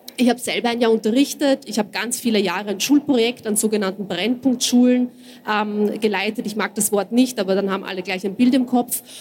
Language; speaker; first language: German; early bilingual, other home language; Bosnian